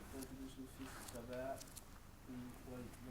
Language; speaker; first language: Arabic; non-native, learner; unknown